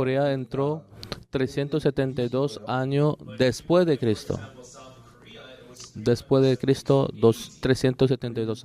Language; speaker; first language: Spanish; non-native, learner; Korean